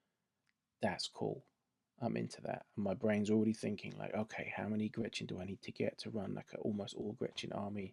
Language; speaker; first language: English; native; English